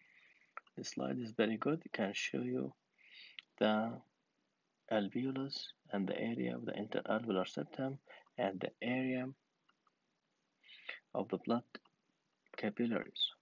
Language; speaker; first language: English; non-native, fluent; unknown